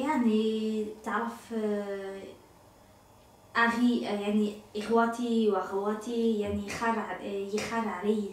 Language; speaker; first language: Arabic; non-native, learner; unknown